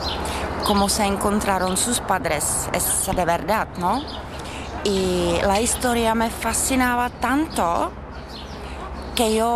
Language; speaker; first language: Spanish; non-native, learner; Czech